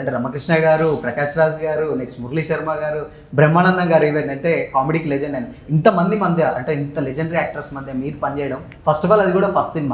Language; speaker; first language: Telugu; native; Telugu